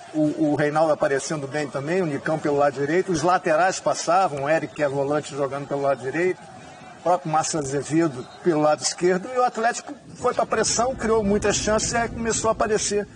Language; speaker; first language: Portuguese; native; Portuguese